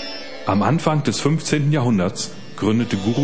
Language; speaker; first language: German; native; German